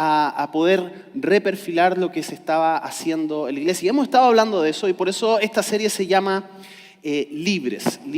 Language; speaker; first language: Spanish; native; Spanish